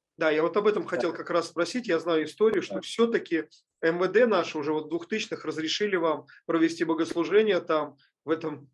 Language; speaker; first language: Russian; native; Russian